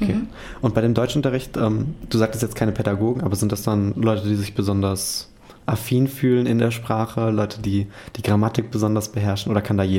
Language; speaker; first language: German; native; German